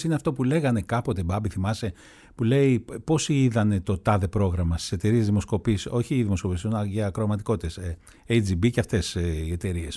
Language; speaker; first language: Greek; native; Greek